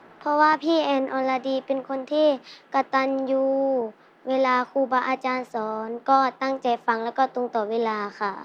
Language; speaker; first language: Thai; early bilingual, other home language; Lao